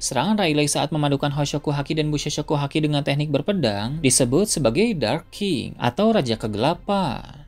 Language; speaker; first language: Indonesian; native; Indonesian